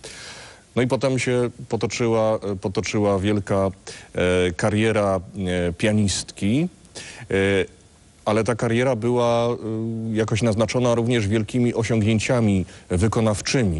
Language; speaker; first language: Polish; native; Polish